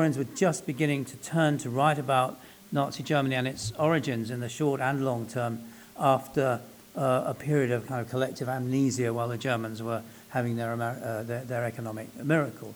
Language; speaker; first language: English; native; English